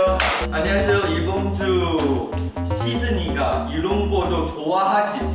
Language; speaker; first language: Korean; non-native, fluent; Chinese